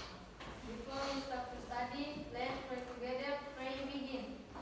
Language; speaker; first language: English; non-native, learner; Indonesian